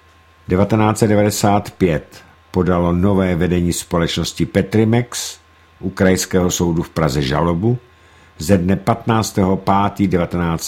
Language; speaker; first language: Czech; native; Czech